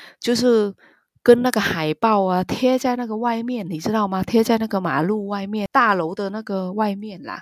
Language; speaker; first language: Chinese; non-native, fluent; Vietnamese